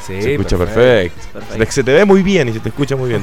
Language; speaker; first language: Spanish; native; Spanish